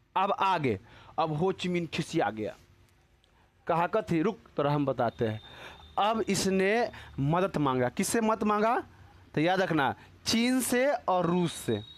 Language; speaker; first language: Hindi; native; Hindi